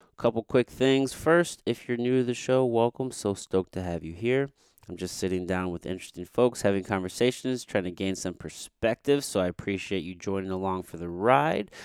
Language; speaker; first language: English; native; English